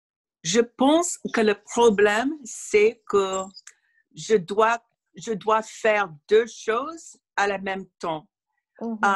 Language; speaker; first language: French; non-native, learner; English